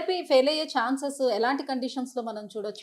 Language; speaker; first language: Telugu; native; Telugu